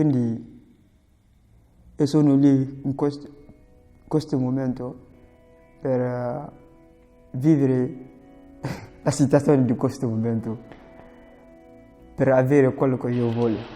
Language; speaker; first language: Italian; non-native, learner; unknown